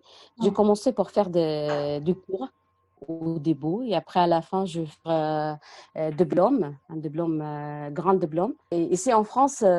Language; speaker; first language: French; non-native, learner; Arabic